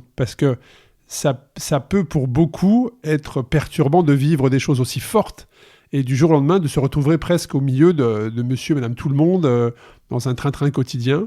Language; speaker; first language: French; native; French